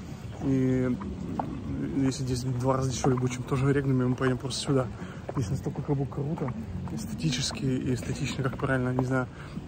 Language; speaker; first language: Russian; native; Russian